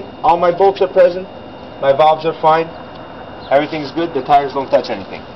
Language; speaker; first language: English; non-native, local second language; French